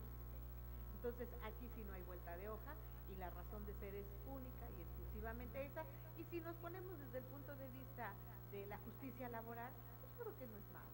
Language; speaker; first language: Spanish; native; Spanish